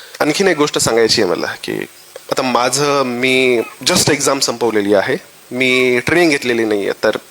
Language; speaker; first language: Marathi; native; Marathi